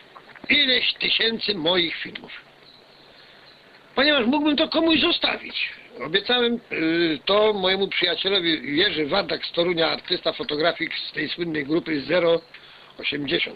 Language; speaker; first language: Polish; native; Polish